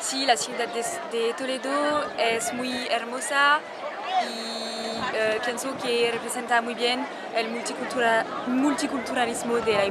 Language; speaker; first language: Spanish; non-native, learner; French